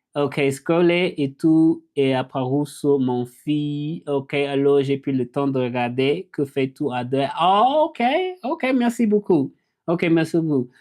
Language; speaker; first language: French; non-native, learner; English